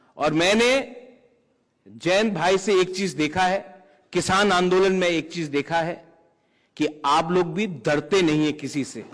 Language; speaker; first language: Hindi; non-native, local second language; Kok Borok